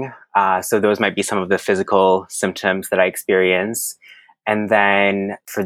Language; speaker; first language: English; non-native, fluent; French